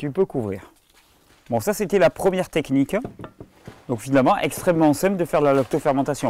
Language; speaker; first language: French; native; French